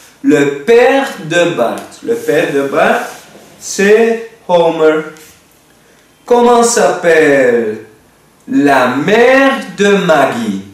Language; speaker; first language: French; non-native, fluent; Spanish